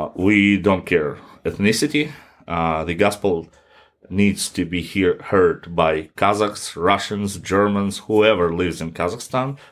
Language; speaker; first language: English; non-native, fluent; Russian